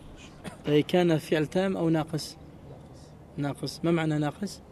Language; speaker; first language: Arabic; non-native, fluent; French